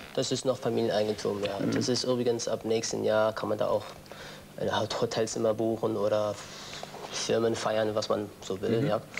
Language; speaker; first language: German; non-native, fluent; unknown